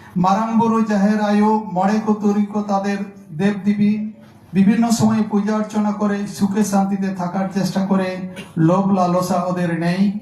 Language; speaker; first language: Bangla; non-native, local second language; Santali